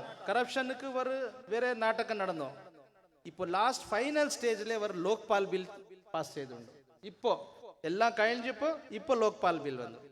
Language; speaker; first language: Malayalam; non-native, learner; Urdu